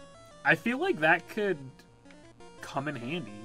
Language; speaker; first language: English; native; English